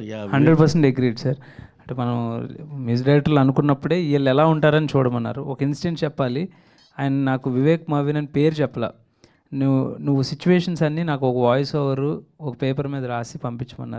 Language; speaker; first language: Telugu; native; Telugu